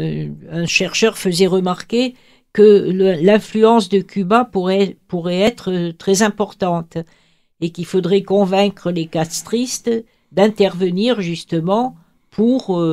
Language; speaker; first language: French; native; French